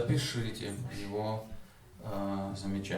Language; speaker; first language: Russian; native; Russian